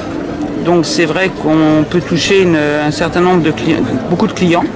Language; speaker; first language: French; native; French